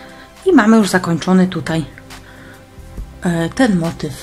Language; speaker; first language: Polish; native; Polish